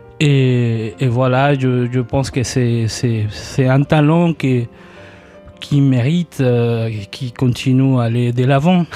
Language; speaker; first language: French; non-native, fluent; Spanish